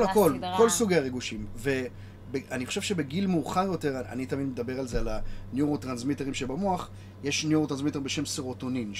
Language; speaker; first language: Hebrew; native; Hebrew